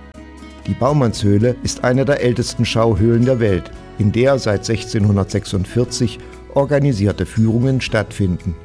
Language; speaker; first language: German; native; German